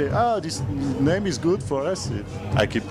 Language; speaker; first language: English; non-native, learner; French